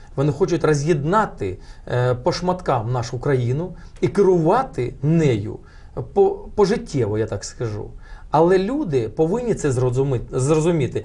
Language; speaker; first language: Ukrainian; non-native, local second language; Russian